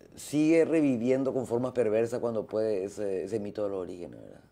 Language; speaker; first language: Spanish; native; Spanish